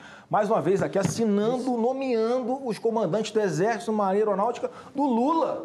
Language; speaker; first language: Portuguese; native; Portuguese